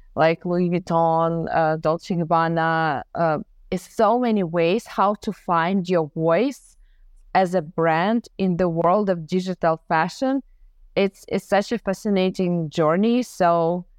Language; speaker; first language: English; non-native, fluent; Ukrainian